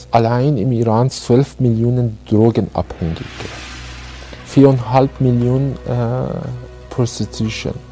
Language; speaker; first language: German; non-native, fluent; Persian